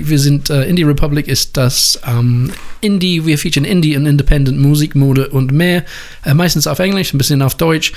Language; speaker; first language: German; non-native, learner; English